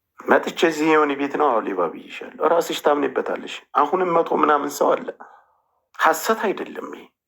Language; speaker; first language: Amharic; native; Amharic